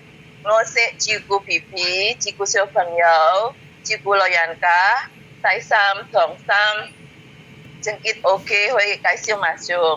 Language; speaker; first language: Cantonese; non-native, learner; Indonesian